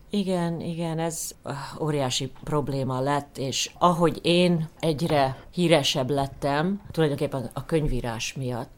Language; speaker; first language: Hungarian; early bilingual, heritage; Hungarian